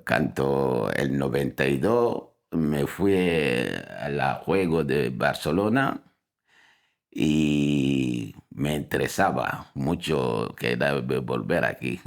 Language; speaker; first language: Spanish; non-native, fluent; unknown